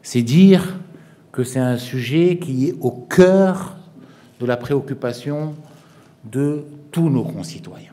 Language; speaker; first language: French; non-native, local second language; Arabic